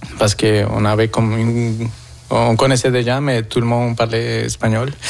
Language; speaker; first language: French; non-native, fluent; Spanish